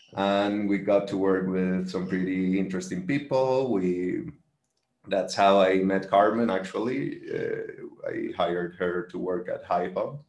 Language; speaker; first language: English; non-native, fluent; Spanish